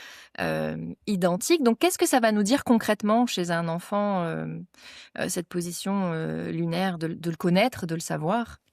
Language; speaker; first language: French; native; French